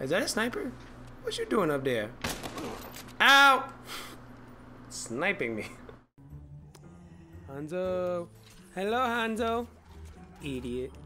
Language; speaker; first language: English; native; English